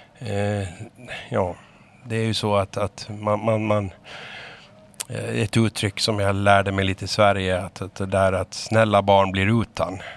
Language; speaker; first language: Swedish; native; Swedish